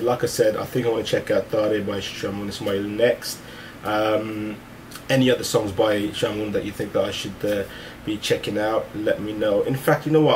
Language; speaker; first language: English; early bilingual, other home language; Hindi